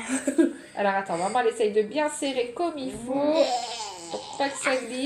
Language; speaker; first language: French; native; French